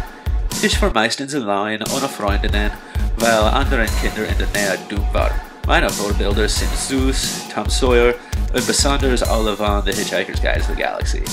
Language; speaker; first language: German; non-native, learner; English